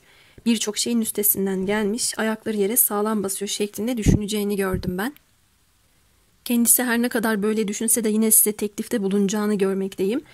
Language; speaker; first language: Turkish; native; Turkish